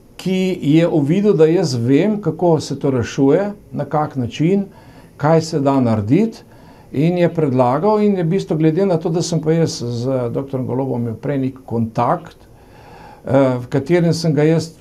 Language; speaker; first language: Slovenian; native; Slovenian